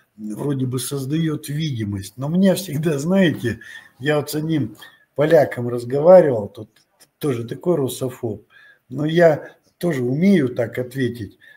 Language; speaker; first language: Russian; native; Russian